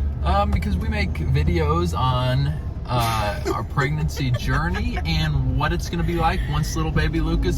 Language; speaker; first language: English; native; English